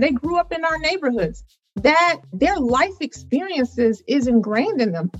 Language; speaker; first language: English; native; English